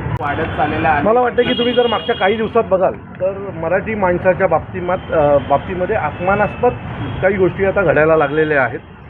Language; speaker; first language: Marathi; native; Marathi